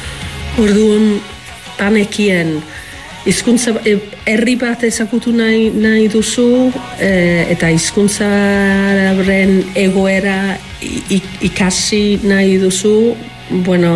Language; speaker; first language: Basque; non-native, learner; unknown